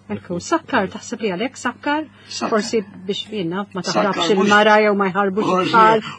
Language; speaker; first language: Maltese; native; Maltese